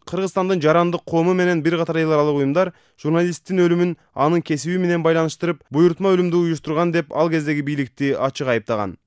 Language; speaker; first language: Kyrgyz; native; Kyrgyz